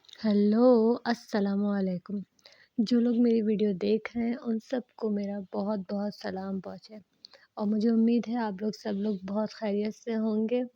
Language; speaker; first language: Urdu; native; Urdu